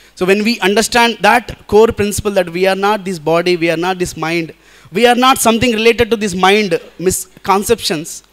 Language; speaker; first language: English; non-native, local second language; Telugu